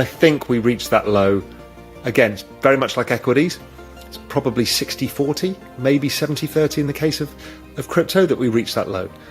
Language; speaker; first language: English; native; English